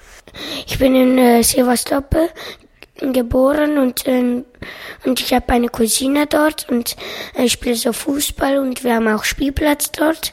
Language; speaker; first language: German; early bilingual, other home language; Russian